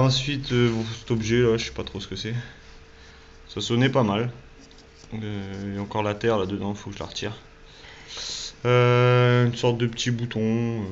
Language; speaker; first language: French; native; French